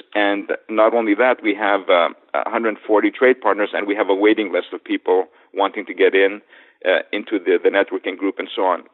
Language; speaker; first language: English; native; English